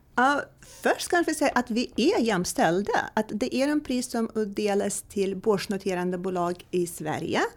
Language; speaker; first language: Swedish; non-native, fluent; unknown